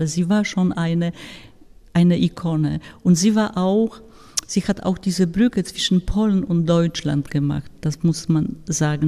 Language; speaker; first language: German; non-native, fluent; Polish